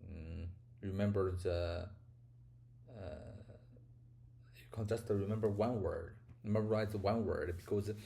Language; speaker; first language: English; non-native, learner; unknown